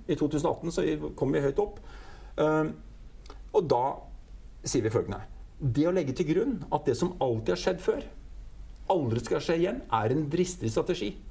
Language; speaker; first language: Norwegian; native; Norwegian